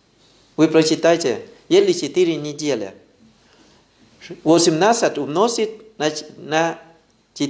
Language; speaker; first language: Russian; non-native, fluent; Thai